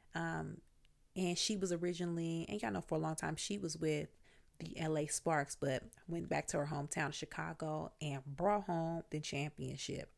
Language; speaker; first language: English; native; English